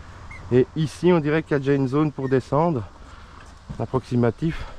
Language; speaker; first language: French; native; French